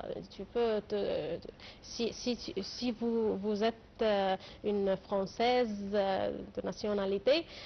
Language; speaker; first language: French; non-native, fluent; Arabic